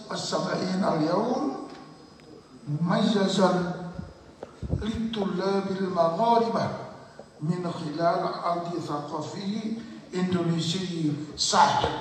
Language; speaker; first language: Arabic; non-native, learner; Indonesian